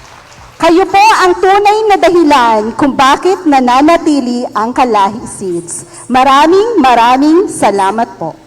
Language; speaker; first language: Filipino; non-native, local second language; Bikol